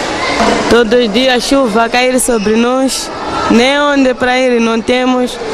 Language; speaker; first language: Portuguese; non-native, local second language; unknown